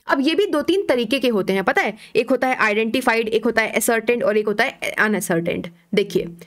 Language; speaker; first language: Hindi; native; Hindi